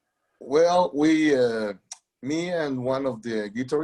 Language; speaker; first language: English; non-native, learner; Spanish